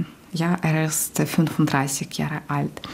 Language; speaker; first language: German; non-native, local second language; Ukrainian